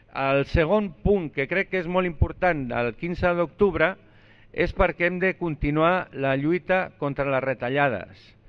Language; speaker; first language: Catalan; non-native, local second language; Spanish